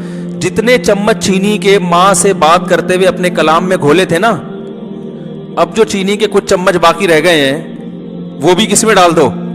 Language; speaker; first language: Urdu; native; Urdu